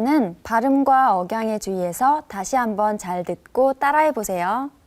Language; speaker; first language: Korean; native; Korean